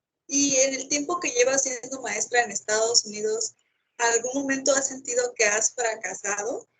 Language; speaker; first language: Spanish; native; Spanish